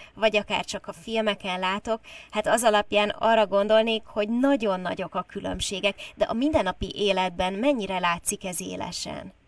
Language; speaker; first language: Hungarian; native; Hungarian